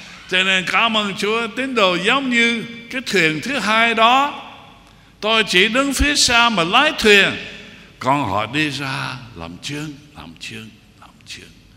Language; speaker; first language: Vietnamese; non-native, fluent; English